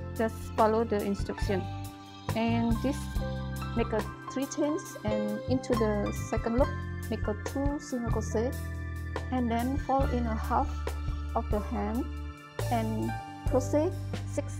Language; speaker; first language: English; non-native, learner; Indonesian